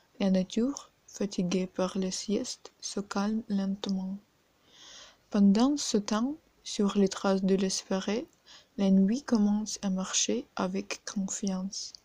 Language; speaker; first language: French; non-native, learner; Ukrainian